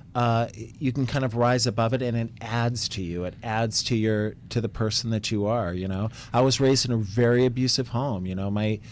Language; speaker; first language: English; native; English